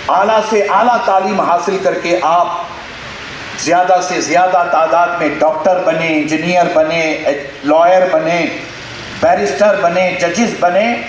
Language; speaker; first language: Urdu; native; Urdu